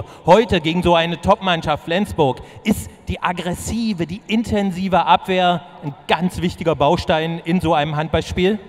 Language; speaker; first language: German; native; German